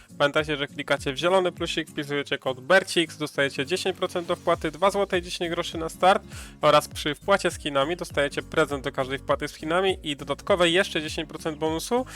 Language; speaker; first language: Polish; native; Polish